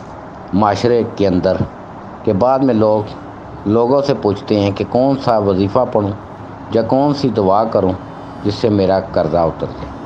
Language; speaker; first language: Urdu; native; Urdu